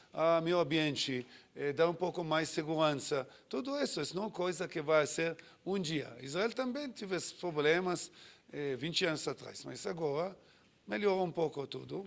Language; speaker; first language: Portuguese; non-native, fluent; Hebrew